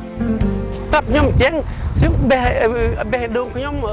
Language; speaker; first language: Khmer; early bilingual, heritage; Khmer